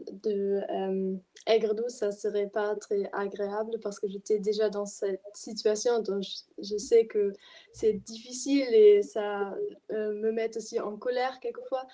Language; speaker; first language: French; non-native, fluent; German